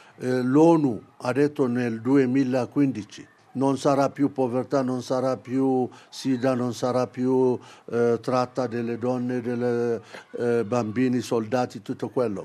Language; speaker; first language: Italian; non-native, fluent; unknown